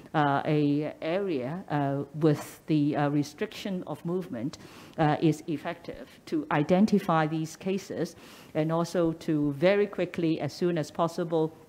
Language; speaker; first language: English; non-native, local second language; Cantonese